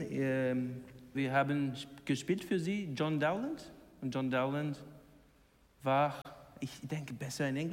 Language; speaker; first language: German; non-native, learner; English